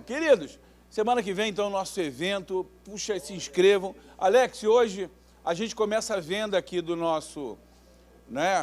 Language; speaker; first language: Portuguese; native; Portuguese